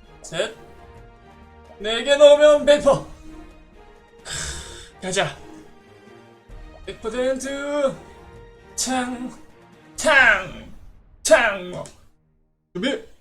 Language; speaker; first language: Korean; native; Korean